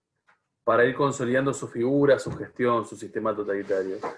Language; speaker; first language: Spanish; native; Spanish